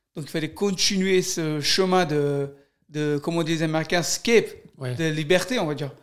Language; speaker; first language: French; early bilingual, other home language; Kurdish